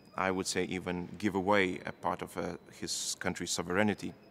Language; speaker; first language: English; non-native, fluent; Lithuanian